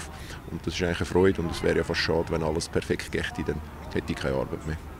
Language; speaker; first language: German; native; German